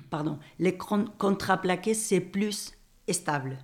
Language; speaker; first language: French; non-native, fluent; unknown